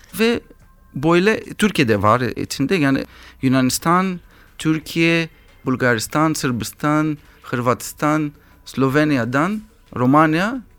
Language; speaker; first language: Turkish; non-native, learner; Greek